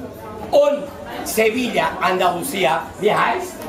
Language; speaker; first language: German; non-native, learner; Spanish